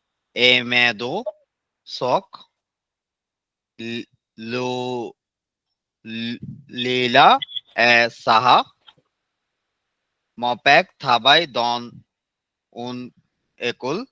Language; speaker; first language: French; non-native, learner; Bangla